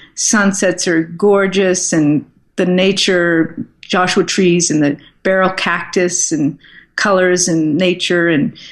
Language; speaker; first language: English; native; English